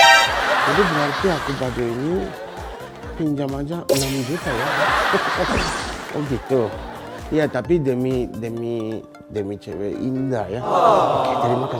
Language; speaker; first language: Indonesian; non-native, learner; Japanese